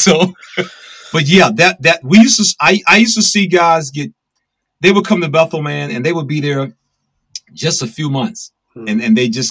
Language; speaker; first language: English; native; English